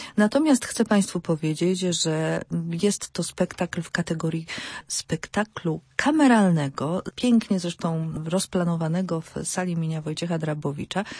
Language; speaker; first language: Polish; native; Polish